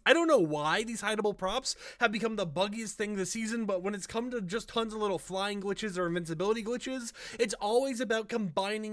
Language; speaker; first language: English; native; English